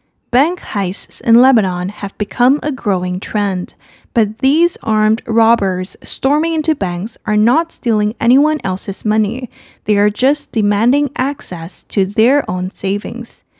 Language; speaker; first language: English; non-native, fluent; Chinese